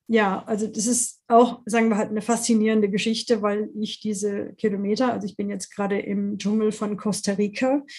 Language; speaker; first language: German; non-native, fluent; English